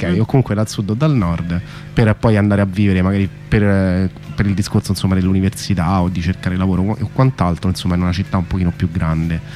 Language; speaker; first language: Italian; native; Italian